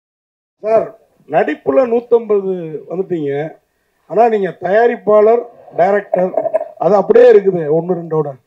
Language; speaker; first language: Tamil; native; Tamil